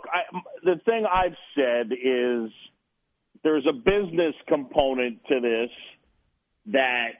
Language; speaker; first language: English; native; English